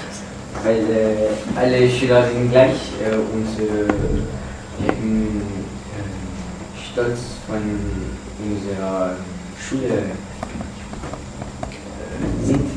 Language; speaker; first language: German; non-native, learner; French